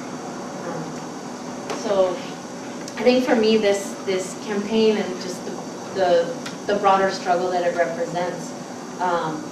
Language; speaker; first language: English; native; English